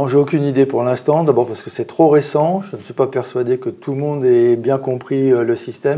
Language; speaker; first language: French; native; French